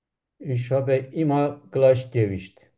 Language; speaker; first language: German; non-native, learner; Turkish